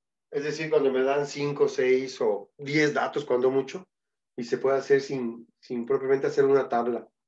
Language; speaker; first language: Spanish; native; Spanish